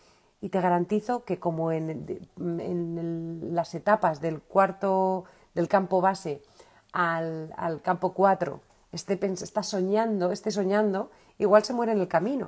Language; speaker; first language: Spanish; native; Spanish